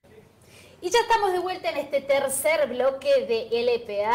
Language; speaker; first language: Spanish; native; Spanish